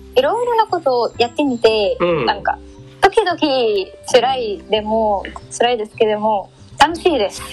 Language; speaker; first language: Japanese; non-native, learner; Arabic